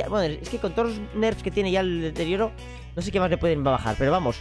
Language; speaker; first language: Spanish; native; Spanish